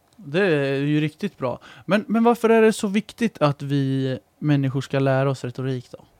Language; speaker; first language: Swedish; native; Swedish